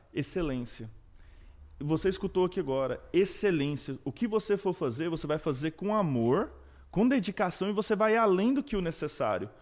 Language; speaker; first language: Portuguese; native; Portuguese